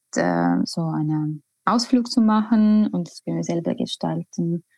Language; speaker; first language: German; non-native, fluent; Estonian